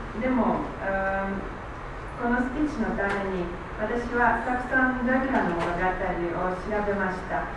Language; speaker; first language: Japanese; non-native, learner; Romanian